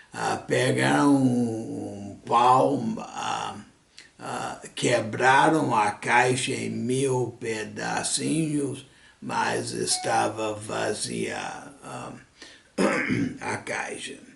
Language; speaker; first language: Portuguese; non-native, fluent; English